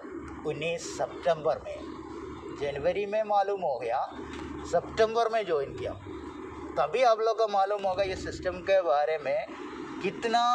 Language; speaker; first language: Hindi; non-native, local second language; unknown